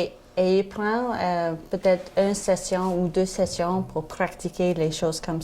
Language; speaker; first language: French; non-native, learner; English